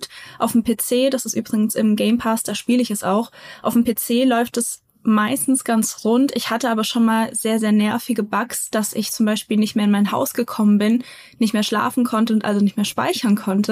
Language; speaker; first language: German; native; German